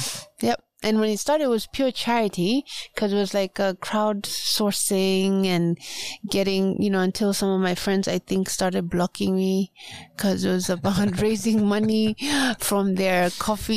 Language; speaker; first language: English; non-native, local second language; Swahili